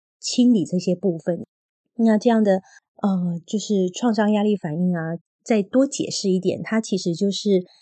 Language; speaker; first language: Chinese; native; Chinese